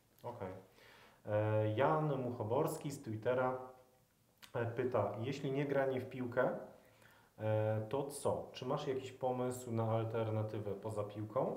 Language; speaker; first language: Polish; native; Polish